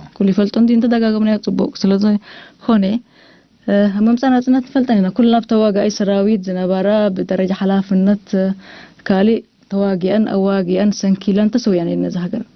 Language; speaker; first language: Tigrinya; non-native, local second language; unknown